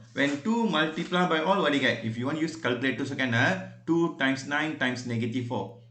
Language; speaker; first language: English; non-native, local second language; Malay